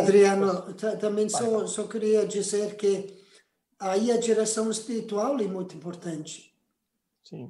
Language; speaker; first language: Portuguese; non-native, fluent; Spanish